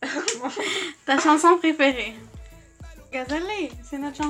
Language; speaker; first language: French; native; French